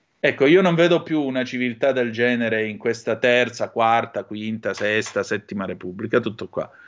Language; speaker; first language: Italian; native; Italian